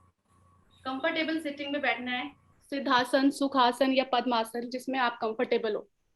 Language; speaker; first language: Hindi; native; Hindi